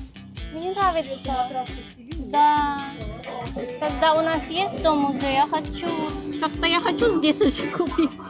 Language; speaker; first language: Russian; non-native, learner; Filipino